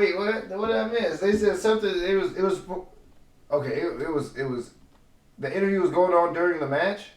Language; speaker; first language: English; native; English